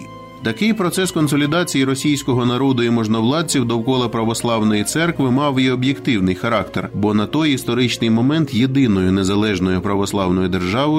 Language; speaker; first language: Ukrainian; native; Ukrainian